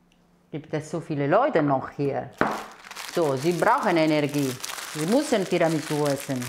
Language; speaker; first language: German; non-native, fluent; Italian